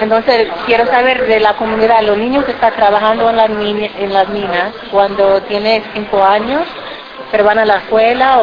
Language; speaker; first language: Spanish; non-native, fluent; English